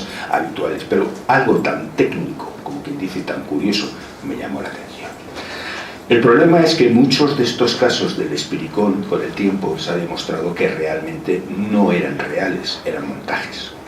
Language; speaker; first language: Spanish; native; Spanish